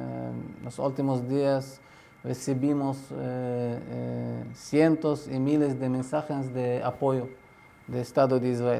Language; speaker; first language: Spanish; non-native, learner; Arabic